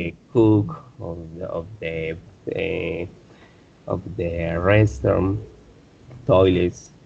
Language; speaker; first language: English; non-native, learner; Spanish